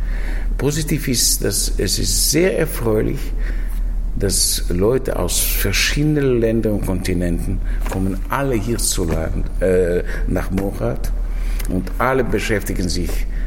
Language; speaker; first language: German; non-native, fluent; Russian